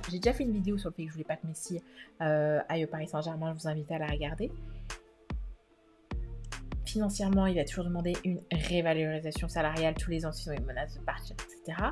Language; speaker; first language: French; native; French